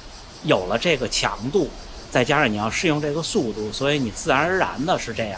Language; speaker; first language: Chinese; native; Chinese